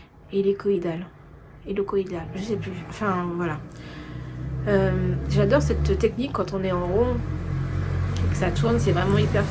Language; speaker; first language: French; native; French